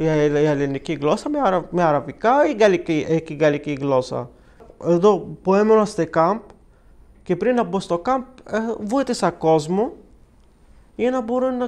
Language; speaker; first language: Greek; non-native, learner; Arabic